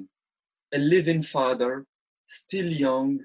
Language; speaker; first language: English; non-native, fluent; Arabic